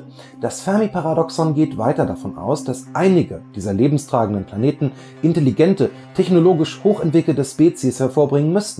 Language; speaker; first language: German; native; German